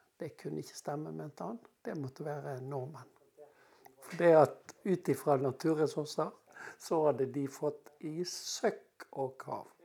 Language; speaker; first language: Norwegian; native; Norwegian